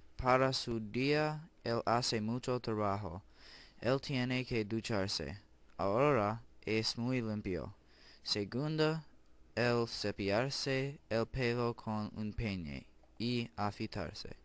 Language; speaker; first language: Spanish; non-native, learner; English